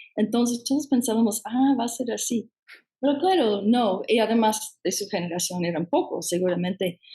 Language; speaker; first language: Spanish; non-native, fluent; English